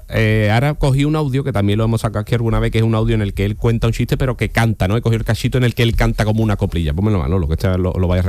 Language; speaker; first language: Spanish; native; Spanish